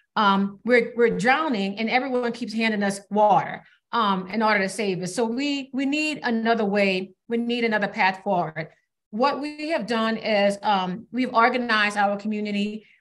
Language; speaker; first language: English; native; English